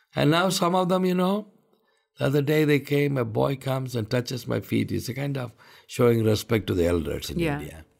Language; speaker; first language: English; non-native, local second language; Malayalam